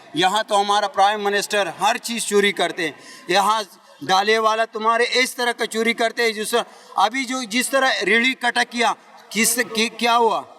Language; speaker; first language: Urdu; non-native, local second language; Pashto